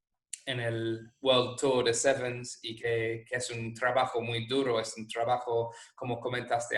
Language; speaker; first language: Spanish; non-native, fluent; English